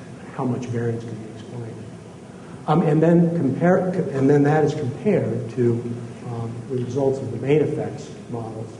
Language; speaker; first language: English; native; English